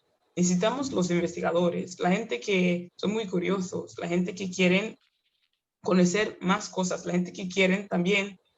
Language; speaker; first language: Spanish; non-native, fluent; Kinyarwanda